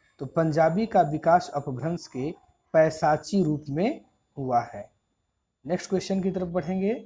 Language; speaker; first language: Hindi; native; Hindi